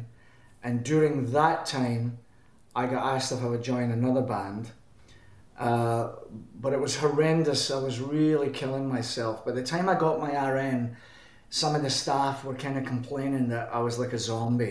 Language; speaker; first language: English; native; English